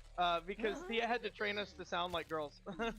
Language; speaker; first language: English; native; English